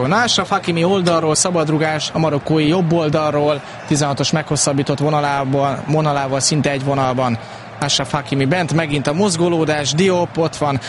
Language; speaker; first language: Hungarian; native; Hungarian